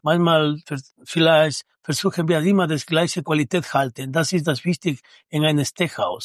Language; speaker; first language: German; non-native, learner; Spanish